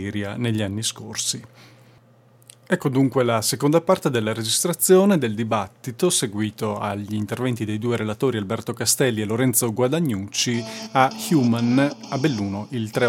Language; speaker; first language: Italian; native; Italian